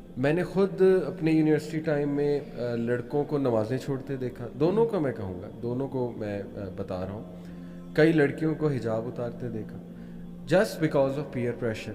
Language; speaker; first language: Urdu; native; Urdu